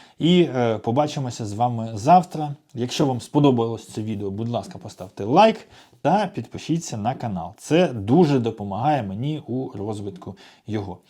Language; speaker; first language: Ukrainian; non-native, local second language; Russian